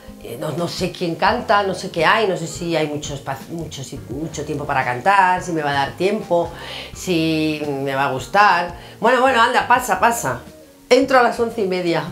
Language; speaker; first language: Spanish; native; Spanish